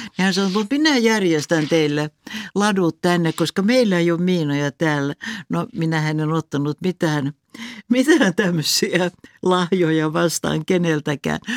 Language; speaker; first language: Finnish; non-native, local second language; Swedish